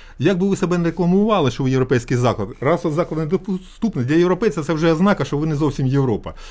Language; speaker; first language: Ukrainian; native; Ukrainian